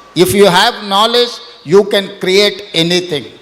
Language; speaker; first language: English; non-native, local second language; Telugu